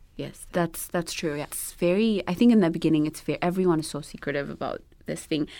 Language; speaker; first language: English; non-native, local second language; Amharic